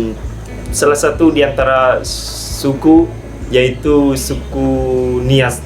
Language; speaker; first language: Indonesian; non-native, fluent; Vietnamese